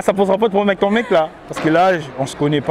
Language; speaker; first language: French; native; French